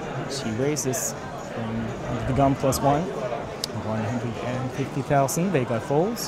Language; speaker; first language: English; non-native, fluent; Norwegian